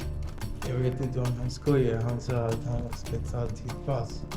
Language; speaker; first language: Swedish; early bilingual, other home language; Arabic